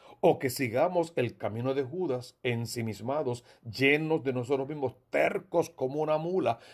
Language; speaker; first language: Spanish; native; Spanish